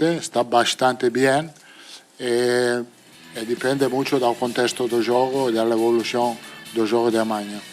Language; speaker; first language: Portuguese; non-native, fluent; Italian